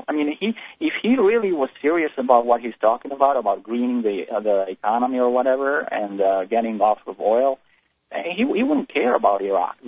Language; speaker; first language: English; native; English